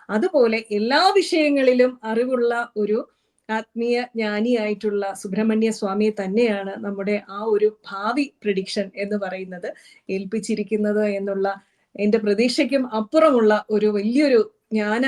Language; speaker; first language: Malayalam; native; Malayalam